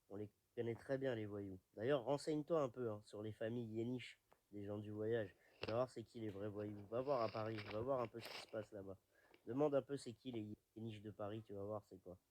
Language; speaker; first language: French; native; French